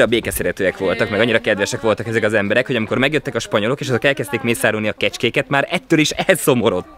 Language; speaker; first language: Hungarian; native; Hungarian